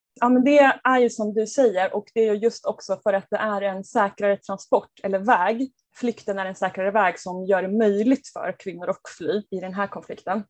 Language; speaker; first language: Swedish; native; Swedish